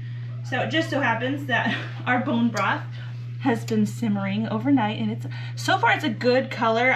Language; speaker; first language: English; native; English